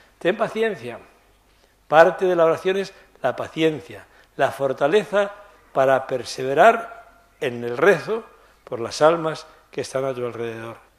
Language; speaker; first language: Spanish; native; Spanish